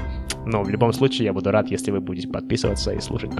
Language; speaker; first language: Russian; native; Russian